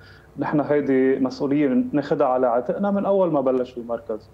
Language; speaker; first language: Arabic; native; Arabic